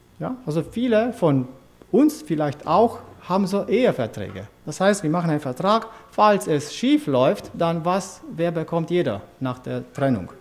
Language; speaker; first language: German; non-native, fluent; Romanian